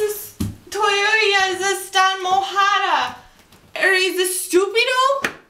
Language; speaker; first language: Spanish; non-native, learner; English